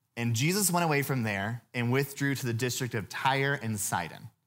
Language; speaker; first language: English; native; English